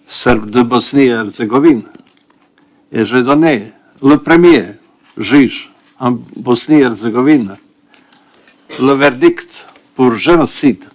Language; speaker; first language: French; non-native, learner; Bosnian